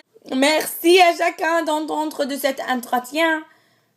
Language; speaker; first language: French; non-native, learner; English